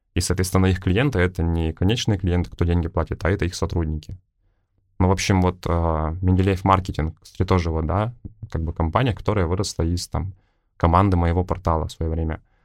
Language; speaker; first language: Russian; native; Russian